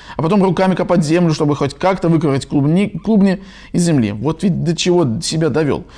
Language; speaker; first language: Russian; native; Russian